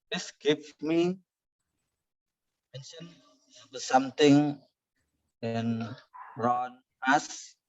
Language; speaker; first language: English; non-native, learner; Indonesian